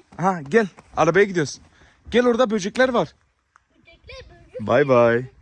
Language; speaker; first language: Turkish; native; Turkish